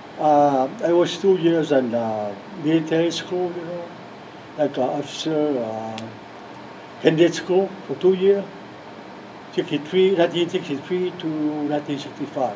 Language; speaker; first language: English; non-native, learner; Lao